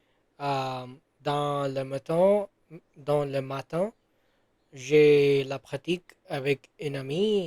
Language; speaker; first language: French; non-native, learner; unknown